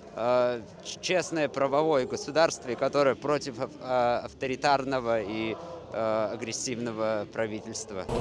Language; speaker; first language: Russian; native; Russian